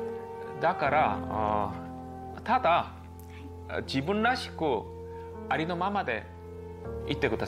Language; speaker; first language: Japanese; non-native, learner; Korean